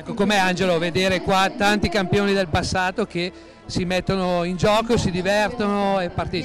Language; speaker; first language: Italian; native; Italian